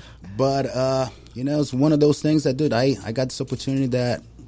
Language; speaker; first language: English; non-native, fluent; Portuguese